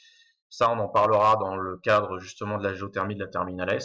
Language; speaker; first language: French; native; French